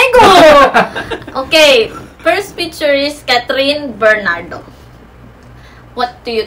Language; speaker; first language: English; non-native, local second language; Filipino